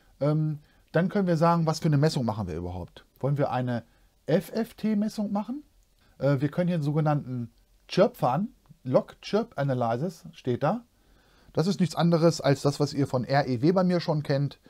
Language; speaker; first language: German; native; German